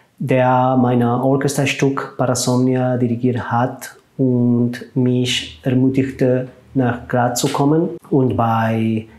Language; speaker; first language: German; non-native, fluent; Catalan